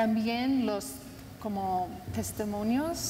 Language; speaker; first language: Spanish; non-native, fluent; English